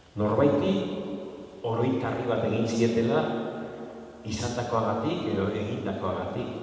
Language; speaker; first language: Basque; native; Basque